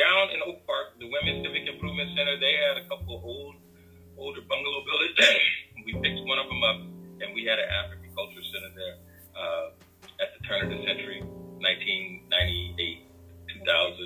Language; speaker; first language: English; native; English